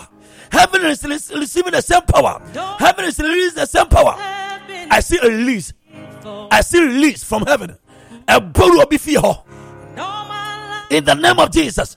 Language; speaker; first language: English; non-native, local second language; Akan